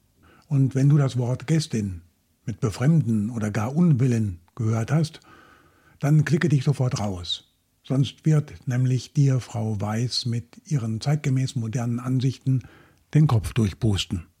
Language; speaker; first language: German; native; German